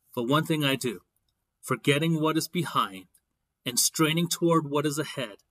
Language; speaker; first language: English; native; English